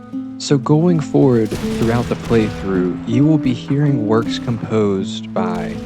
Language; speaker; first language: English; native; English